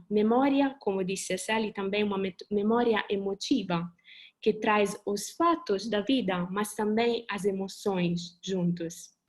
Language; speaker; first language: Portuguese; non-native, fluent; Italian